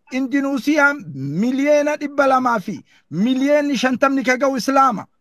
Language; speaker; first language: Oromo; native; Oromo